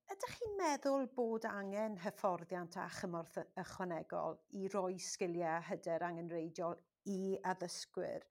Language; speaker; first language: Welsh; non-native, local second language; English